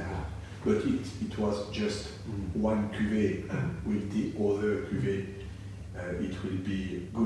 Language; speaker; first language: English; non-native, learner; French